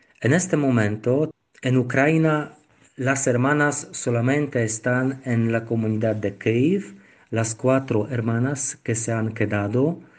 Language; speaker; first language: Spanish; non-native, learner; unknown